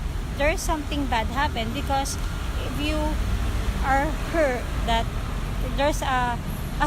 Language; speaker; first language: English; non-native, learner; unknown